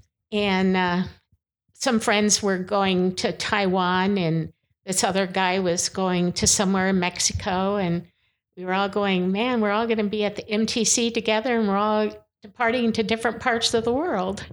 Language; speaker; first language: English; native; English